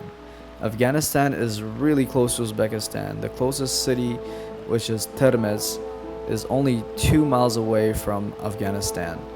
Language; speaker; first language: English; early bilingual, heritage; English